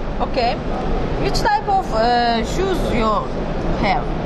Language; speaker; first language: English; non-native, learner; Turkish